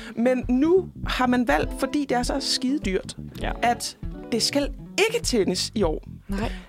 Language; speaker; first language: Danish; native; Danish